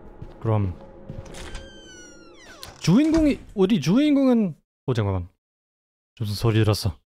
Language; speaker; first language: Korean; non-native, fluent; German